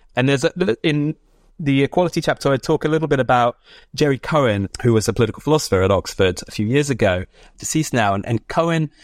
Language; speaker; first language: English; native; English